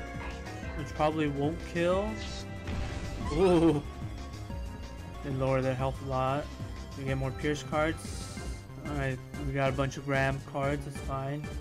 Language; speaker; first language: English; native; English